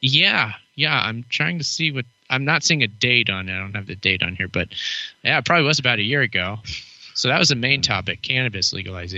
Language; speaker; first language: English; native; English